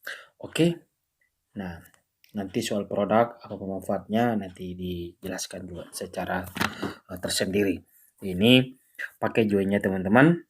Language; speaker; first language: Indonesian; native; Indonesian